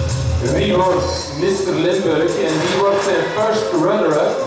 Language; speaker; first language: Dutch; native; Dutch